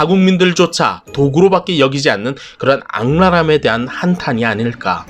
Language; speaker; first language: Korean; native; Korean